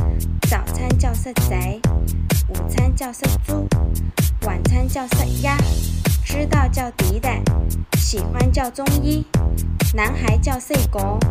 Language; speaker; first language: Chinese; non-native, local second language; Hakka Chinese